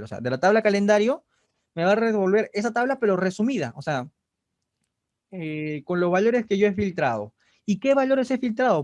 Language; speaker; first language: Spanish; native; Spanish